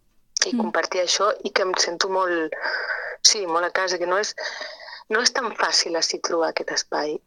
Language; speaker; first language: Catalan; early bilingual, other home language; Spanish